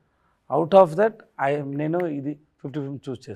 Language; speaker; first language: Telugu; non-native, learner; Tamil